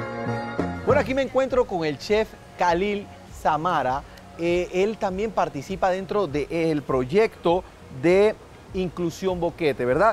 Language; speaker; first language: Spanish; native; Spanish